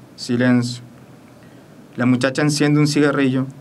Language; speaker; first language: Spanish; native; Spanish